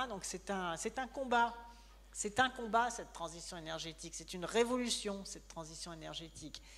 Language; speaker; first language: French; native; French